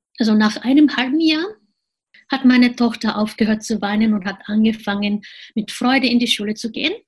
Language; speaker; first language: German; non-native, fluent; Japanese